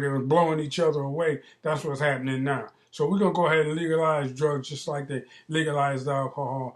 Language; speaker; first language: English; native; English